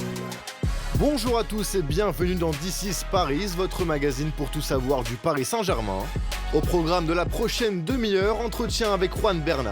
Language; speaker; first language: French; native; French